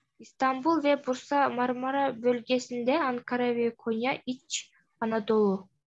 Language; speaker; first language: Turkish; non-native, learner; Kyrgyz